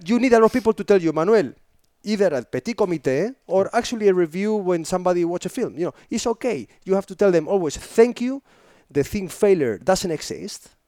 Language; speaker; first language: English; non-native, fluent; Spanish